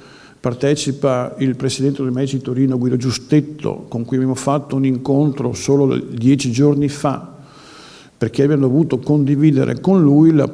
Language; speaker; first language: Italian; native; Italian